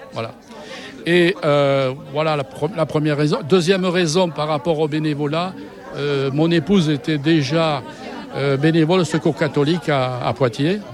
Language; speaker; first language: French; native; French